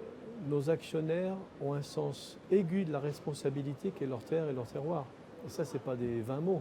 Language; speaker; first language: French; native; French